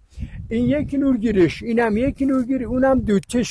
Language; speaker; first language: Persian; native; Persian